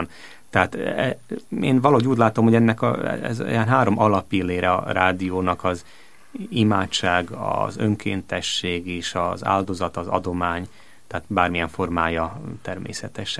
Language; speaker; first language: Hungarian; native; Hungarian